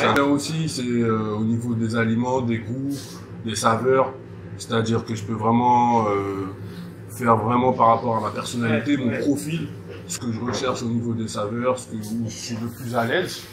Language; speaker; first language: French; native; French